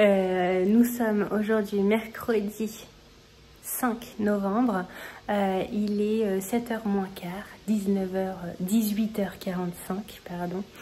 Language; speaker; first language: French; native; French